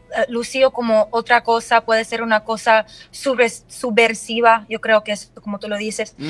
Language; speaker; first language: Spanish; early bilingual, heritage; Spanish